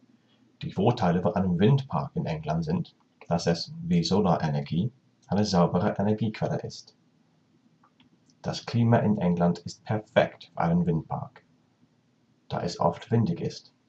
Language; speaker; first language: German; non-native, learner; English